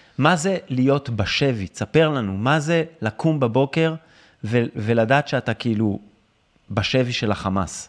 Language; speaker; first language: Hebrew; native; Hebrew